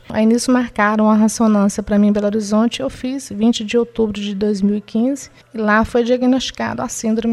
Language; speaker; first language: Portuguese; native; Portuguese